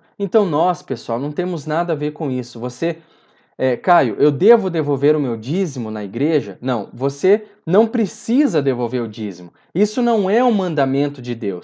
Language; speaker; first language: Portuguese; native; Portuguese